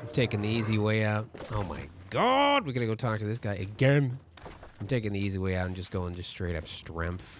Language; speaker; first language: English; native; English